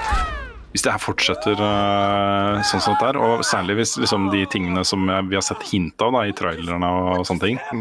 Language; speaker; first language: Norwegian; native; Norwegian